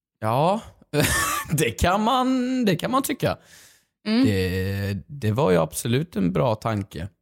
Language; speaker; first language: Swedish; native; Swedish